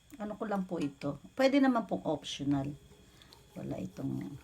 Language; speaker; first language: Filipino; non-native, local second language; Bikol